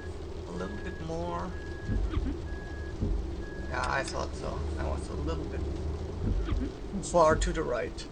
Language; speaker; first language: English; non-native, fluent; German